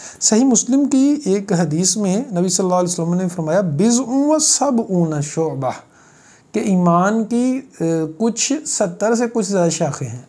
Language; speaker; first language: Urdu; non-native, local second language; Punjabi